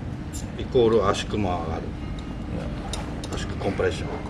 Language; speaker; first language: Japanese; native; Japanese